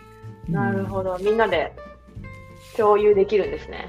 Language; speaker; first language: Japanese; native; Japanese